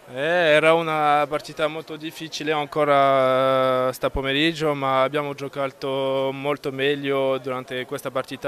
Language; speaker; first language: Italian; non-native, fluent; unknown